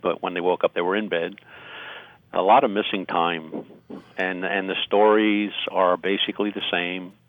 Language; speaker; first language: English; native; English